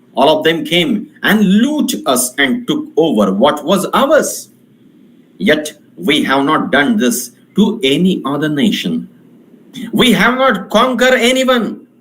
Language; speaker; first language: English; non-native, local second language; Marathi